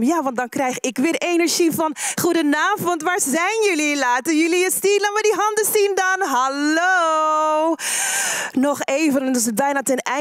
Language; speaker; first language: Dutch; native; Dutch